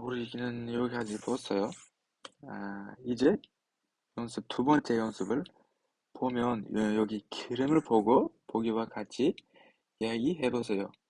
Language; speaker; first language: Korean; non-native, fluent; Uzbek